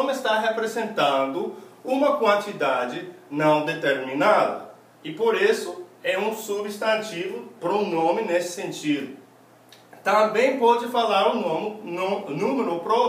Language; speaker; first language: Portuguese; non-native, fluent; English